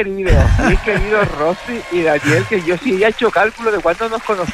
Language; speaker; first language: Spanish; native; Spanish